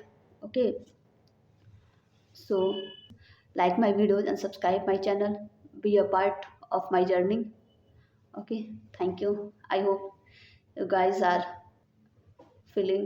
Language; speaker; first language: English; non-native, learner; Hindi